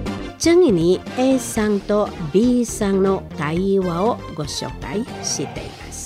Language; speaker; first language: Japanese; non-native, fluent; Indonesian